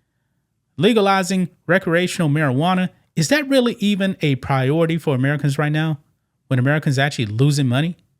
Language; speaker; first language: English; native; English